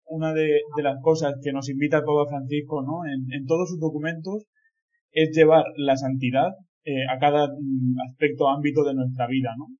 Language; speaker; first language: Spanish; native; Spanish